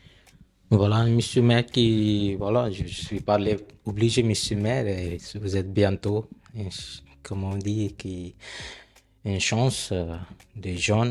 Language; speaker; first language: French; non-native, learner; Punjabi